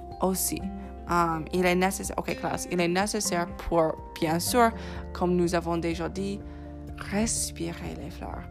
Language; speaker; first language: French; non-native, fluent; English